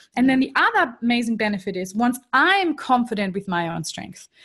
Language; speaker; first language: English; non-native, fluent; German